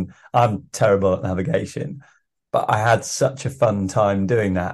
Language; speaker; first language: English; native; English